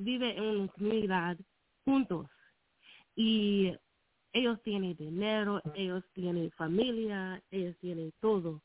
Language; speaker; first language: Spanish; non-native, learner; English